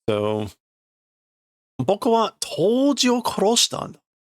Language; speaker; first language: Japanese; non-native, learner; English